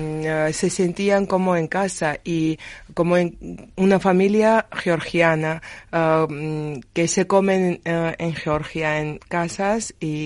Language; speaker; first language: Spanish; non-native, learner; Georgian